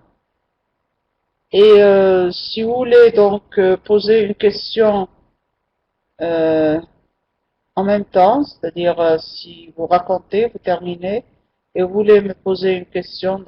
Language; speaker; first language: French; non-native, local second language; Arabic